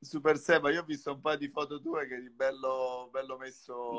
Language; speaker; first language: Italian; native; Italian